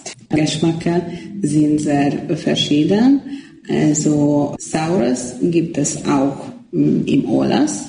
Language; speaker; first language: German; non-native, local second language; Hungarian